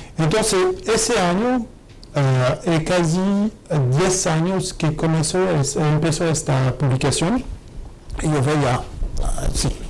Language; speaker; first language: Spanish; non-native, fluent; Arabic